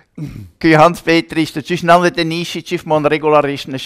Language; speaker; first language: Albanian; non-native, learner; German